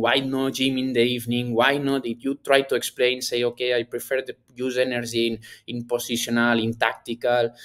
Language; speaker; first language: English; non-native, learner; Spanish